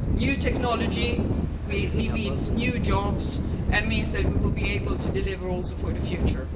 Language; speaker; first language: English; non-native, fluent; Swedish